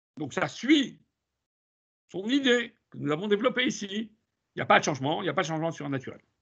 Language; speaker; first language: French; native; French